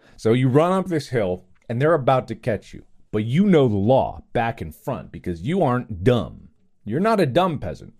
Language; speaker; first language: English; native; English